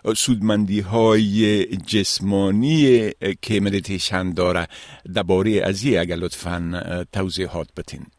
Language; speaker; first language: Persian; native; Persian